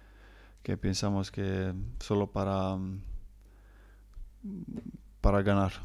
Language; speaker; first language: Spanish; non-native, learner; Croatian